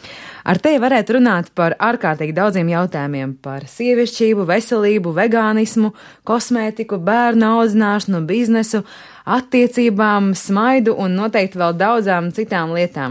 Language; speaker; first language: Latvian; native; Latvian